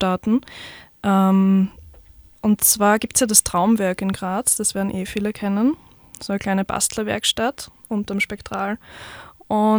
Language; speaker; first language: German; native; German